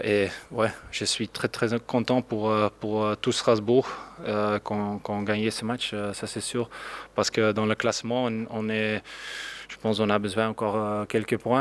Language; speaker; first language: French; non-native, local second language; Dutch